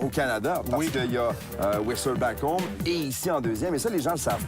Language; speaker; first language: French; native; French